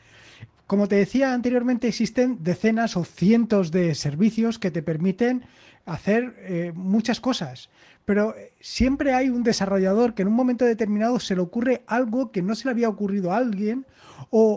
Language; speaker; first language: Spanish; native; Spanish